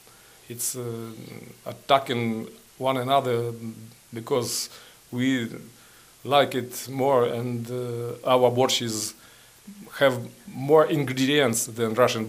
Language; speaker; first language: English; non-native, learner; Ukrainian